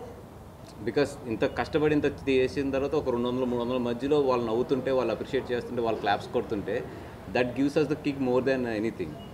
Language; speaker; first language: Telugu; native; Telugu